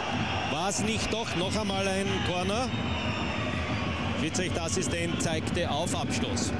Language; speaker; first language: German; native; German